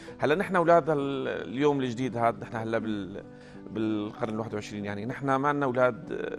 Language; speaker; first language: Arabic; native; Arabic